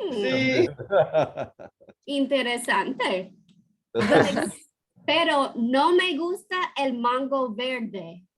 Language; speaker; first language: Spanish; non-native, fluent; English